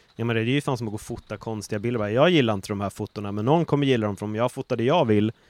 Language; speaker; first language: Swedish; native; Swedish